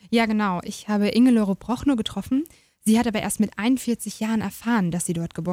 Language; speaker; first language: German; native; German